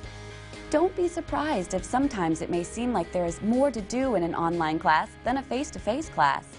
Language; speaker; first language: English; native; English